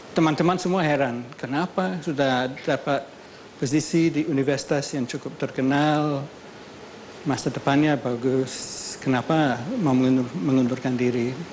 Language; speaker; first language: Indonesian; non-native, fluent; English